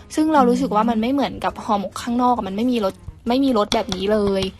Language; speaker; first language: Thai; native; Thai